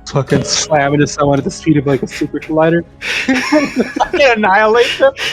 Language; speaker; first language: English; native; English